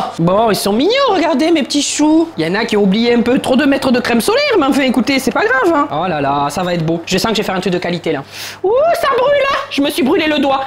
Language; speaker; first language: French; native; French